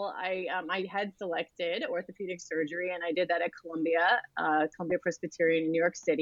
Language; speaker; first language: English; native; English